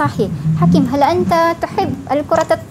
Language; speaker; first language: Arabic; non-native, fluent; Malay